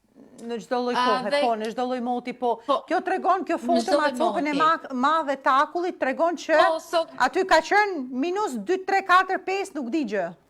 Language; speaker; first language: Albanian; native; Albanian